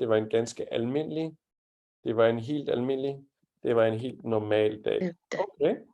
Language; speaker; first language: Danish; non-native, fluent; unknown